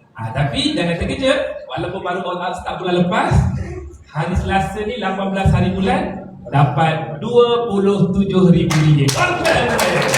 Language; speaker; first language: Malay; native; Malay